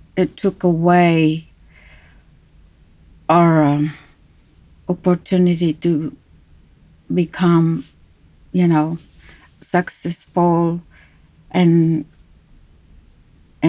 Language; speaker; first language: English; non-native, local second language; Cebuano